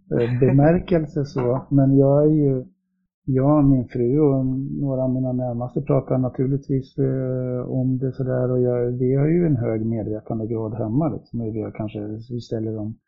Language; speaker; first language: Swedish; native; Swedish